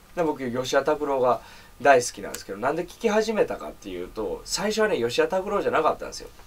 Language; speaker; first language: Japanese; native; Japanese